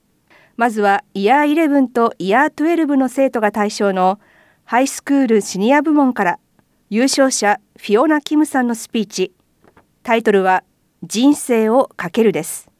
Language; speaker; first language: Japanese; native; Japanese